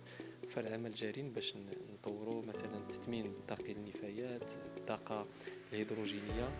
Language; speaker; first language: Arabic; native; Arabic